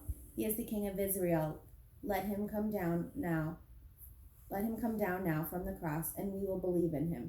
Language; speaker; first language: English; native; English